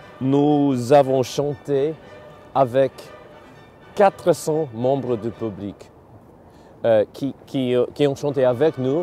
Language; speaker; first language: French; non-native, fluent; English